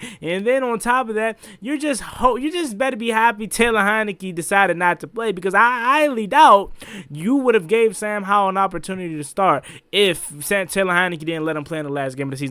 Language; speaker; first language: English; native; English